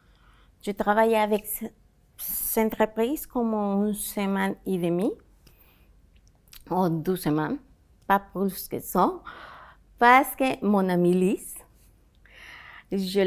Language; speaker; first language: French; non-native, learner; Spanish